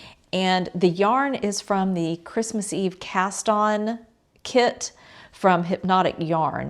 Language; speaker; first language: English; native; English